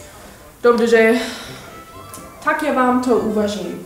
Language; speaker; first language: Czech; non-native, learner; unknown